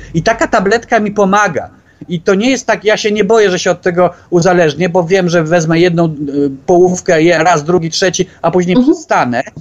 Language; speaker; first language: Polish; native; Polish